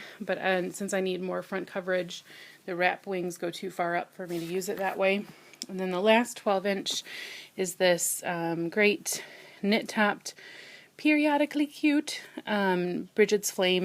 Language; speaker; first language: English; native; English